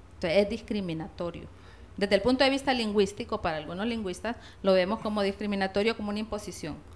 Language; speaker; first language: Spanish; native; Spanish